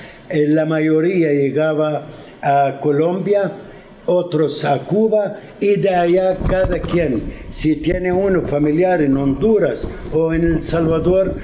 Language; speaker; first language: Spanish; non-native, fluent; Arabic